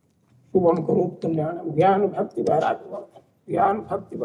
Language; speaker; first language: Hindi; native; Hindi